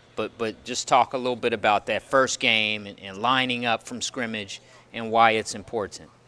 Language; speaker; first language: English; native; English